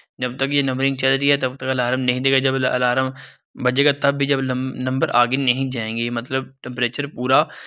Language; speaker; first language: Urdu; non-native, local second language; Punjabi